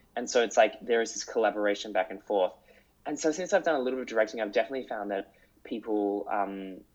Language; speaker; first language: English; native; English